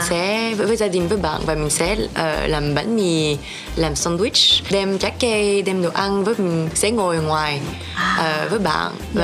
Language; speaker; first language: Vietnamese; early bilingual, heritage; French